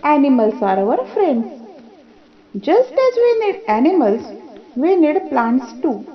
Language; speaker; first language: English; non-native, local second language; Marathi